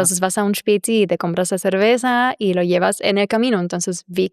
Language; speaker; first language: Spanish; non-native, fluent; German